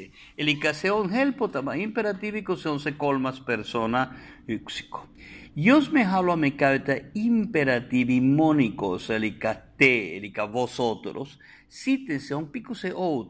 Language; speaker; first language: Finnish; non-native, fluent; Spanish